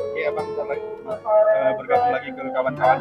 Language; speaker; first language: Indonesian; native; Indonesian